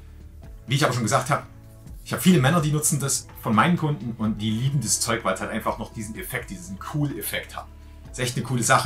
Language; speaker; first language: German; native; German